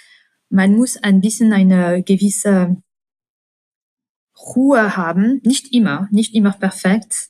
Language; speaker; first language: German; non-native, fluent; French